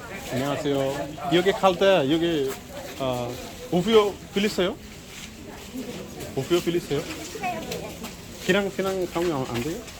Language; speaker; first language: Korean; non-native, learner; Bangla